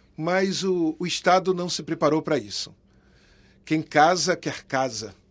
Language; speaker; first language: Portuguese; native; Portuguese